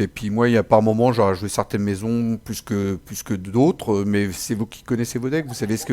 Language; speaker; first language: French; native; French